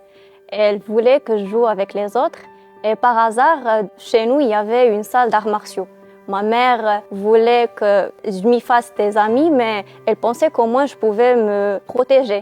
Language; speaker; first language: French; non-native, local second language; Arabic